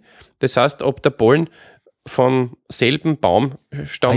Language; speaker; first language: German; native; German